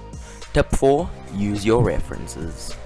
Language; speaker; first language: English; native; English